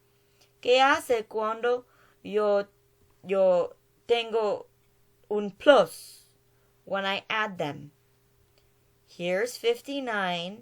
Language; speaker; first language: Spanish; non-native, learner; English